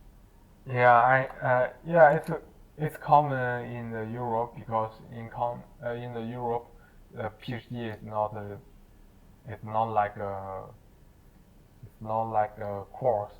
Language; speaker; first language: English; non-native, learner; Chinese